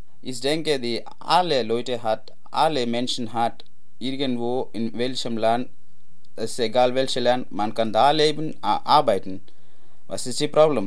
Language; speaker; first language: German; non-native, learner; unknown